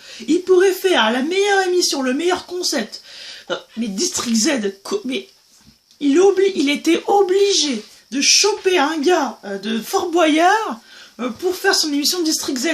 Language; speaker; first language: French; native; French